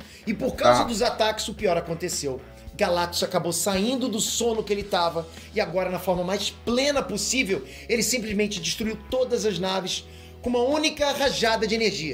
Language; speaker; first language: Portuguese; native; Portuguese